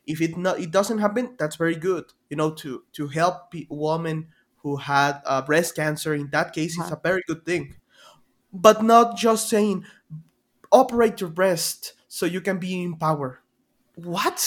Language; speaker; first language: English; non-native, fluent; Spanish